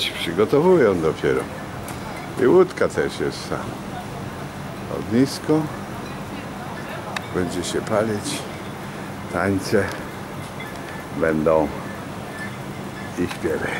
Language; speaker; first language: Polish; native; Polish